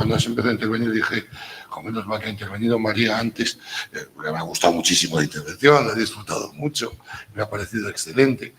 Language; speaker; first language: Spanish; native; Spanish